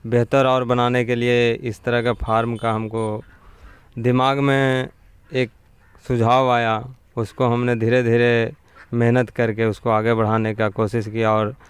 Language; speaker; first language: Hindi; native; Hindi